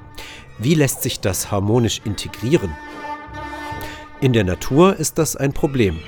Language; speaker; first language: German; native; German